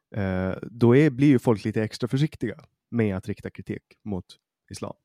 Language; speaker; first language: Swedish; native; Swedish